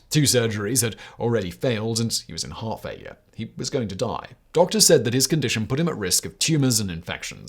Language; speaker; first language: English; native; English